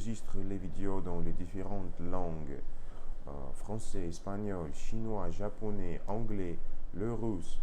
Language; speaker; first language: French; non-native, learner; Russian